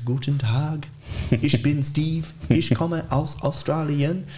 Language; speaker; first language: German; non-native, learner; English